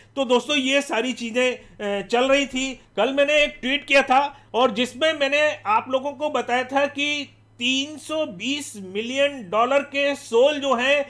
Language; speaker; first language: Hindi; native; Hindi